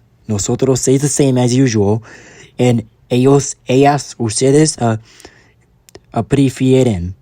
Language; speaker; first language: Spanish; non-native, learner; English